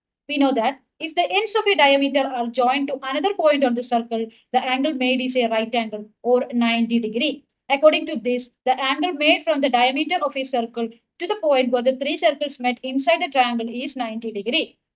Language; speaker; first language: English; non-native, local second language; Malayalam